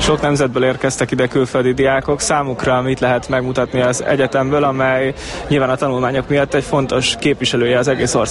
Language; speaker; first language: Hungarian; native; Hungarian